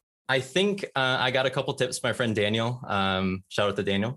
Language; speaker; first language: English; native; English